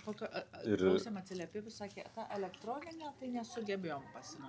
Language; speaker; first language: Lithuanian; native; Lithuanian